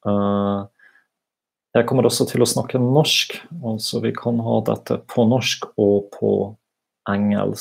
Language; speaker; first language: Norwegian; non-native, fluent; German